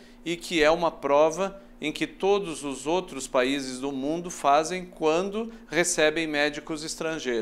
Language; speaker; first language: Portuguese; native; Portuguese